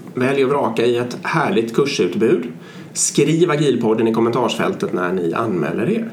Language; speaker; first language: Swedish; native; Swedish